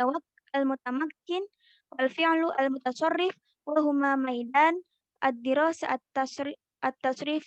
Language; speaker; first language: Arabic; non-native, learner; Indonesian